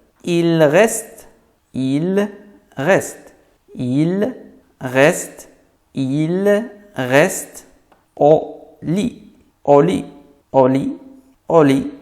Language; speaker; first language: French; non-native, fluent; Arabic